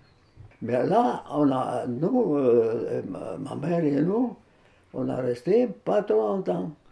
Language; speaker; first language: French; non-native, fluent; Spanish